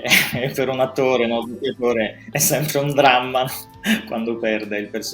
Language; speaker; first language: Italian; native; Italian